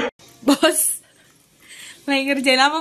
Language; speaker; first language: Indonesian; native; Indonesian